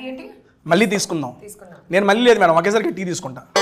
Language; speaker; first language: Telugu; native; Telugu